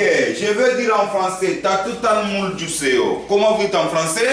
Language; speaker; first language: French; non-native, fluent; Korean